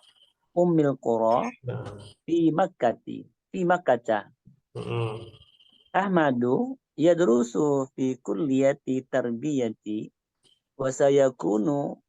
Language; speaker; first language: Arabic; non-native, learner; Indonesian